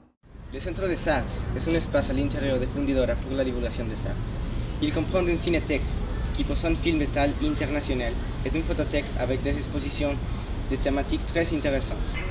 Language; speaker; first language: French; non-native, learner; Spanish